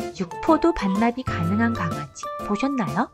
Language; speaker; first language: Korean; native; Korean